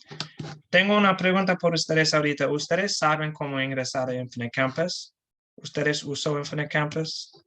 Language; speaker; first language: Spanish; non-native, learner; English